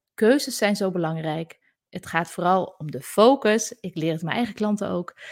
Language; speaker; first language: Dutch; native; Dutch